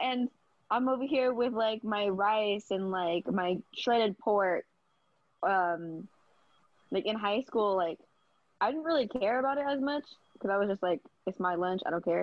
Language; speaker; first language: English; early bilingual, other home language; Vietnamese